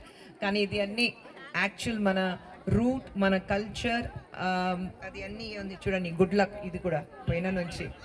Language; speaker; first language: Telugu; non-native, learner; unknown